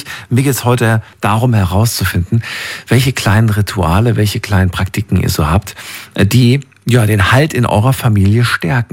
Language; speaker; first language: German; native; German